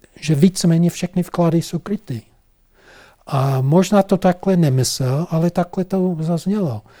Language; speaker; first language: Czech; non-native, fluent; English